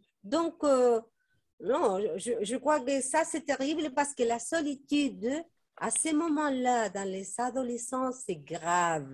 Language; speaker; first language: French; non-native, fluent; Spanish